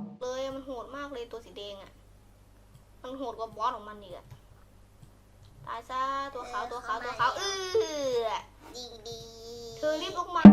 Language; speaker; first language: Thai; native; Thai